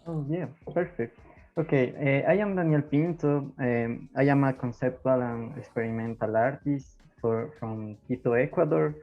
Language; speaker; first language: English; non-native, learner; Spanish